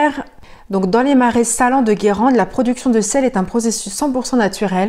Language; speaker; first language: French; native; French